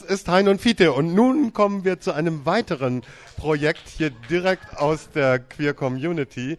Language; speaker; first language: German; native; German